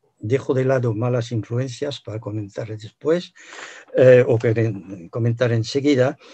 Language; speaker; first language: Spanish; non-native, fluent; French